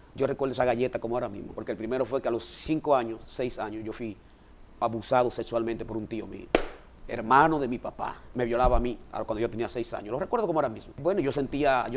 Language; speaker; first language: Spanish; native; Spanish